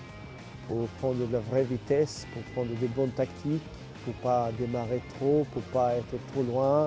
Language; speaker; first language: French; non-native, fluent; Swedish